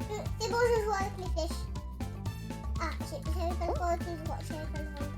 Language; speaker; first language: French; native; French